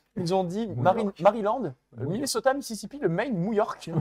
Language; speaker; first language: French; native; French